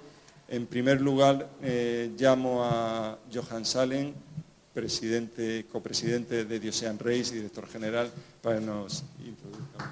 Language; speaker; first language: Spanish; native; Spanish